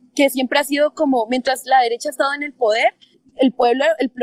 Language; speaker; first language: Spanish; native; Spanish